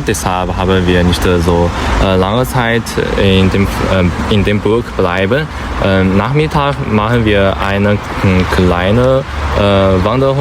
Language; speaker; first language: German; non-native, learner; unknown